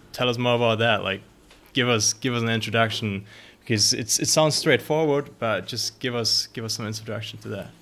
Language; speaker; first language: English; non-native, fluent; German